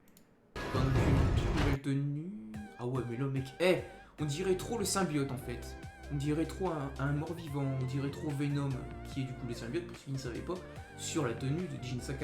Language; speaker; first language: French; native; French